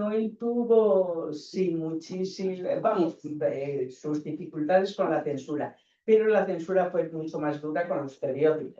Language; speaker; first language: Spanish; native; Spanish